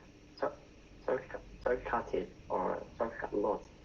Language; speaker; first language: English; non-native, learner; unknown